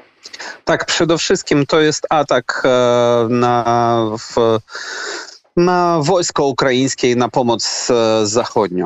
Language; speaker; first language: Polish; non-native, fluent; Ukrainian